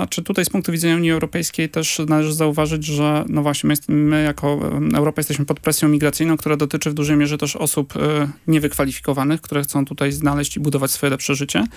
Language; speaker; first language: Polish; native; Polish